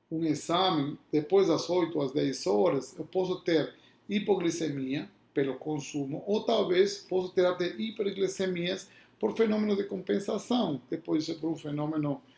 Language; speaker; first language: Portuguese; non-native, fluent; Spanish